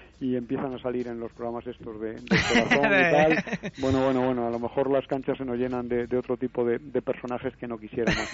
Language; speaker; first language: Spanish; native; Spanish